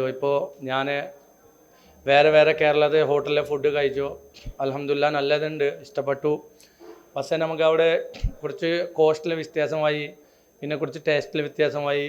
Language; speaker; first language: Malayalam; non-native, local second language; Hindi